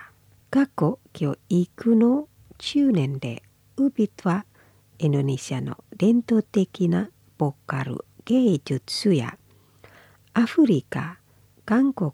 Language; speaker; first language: Japanese; non-native, fluent; Indonesian